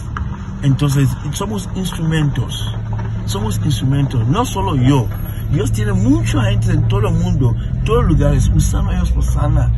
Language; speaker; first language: Spanish; non-native, learner; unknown